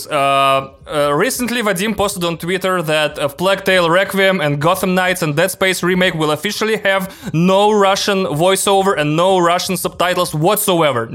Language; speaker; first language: English; non-native, fluent; Russian